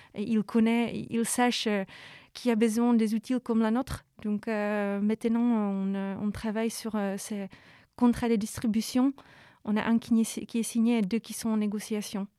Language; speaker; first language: French; non-native, fluent; Czech